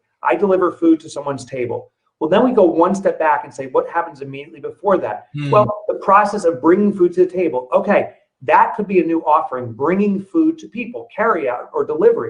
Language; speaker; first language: English; native; English